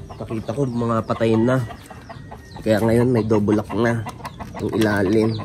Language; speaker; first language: Filipino; non-native, local second language; Bikol